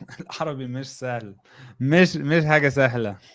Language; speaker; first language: Arabic; non-native, fluent; English